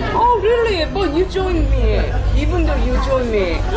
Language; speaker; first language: English; non-native, fluent; Korean